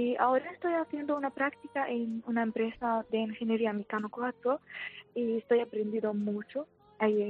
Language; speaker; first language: Spanish; non-native, fluent; Arabic